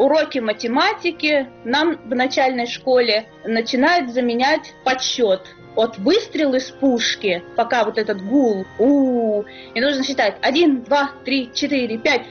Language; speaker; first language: Russian; native; Russian